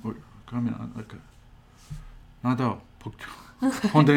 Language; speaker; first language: Korean; non-native, fluent; English